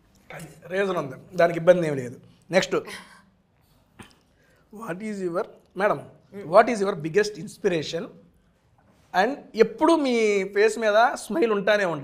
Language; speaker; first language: Telugu; native; Telugu